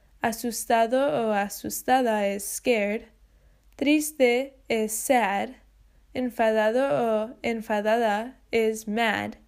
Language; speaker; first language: Spanish; non-native, fluent; English